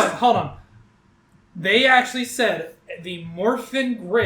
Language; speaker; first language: English; native; English